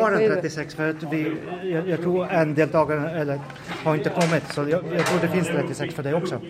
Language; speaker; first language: Swedish; non-native, fluent; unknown